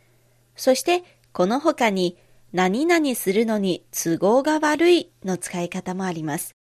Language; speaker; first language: Japanese; non-native, fluent; Chinese